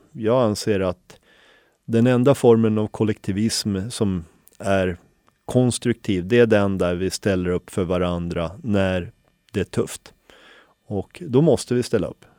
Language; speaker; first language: Swedish; early bilingual, other home language; Finnish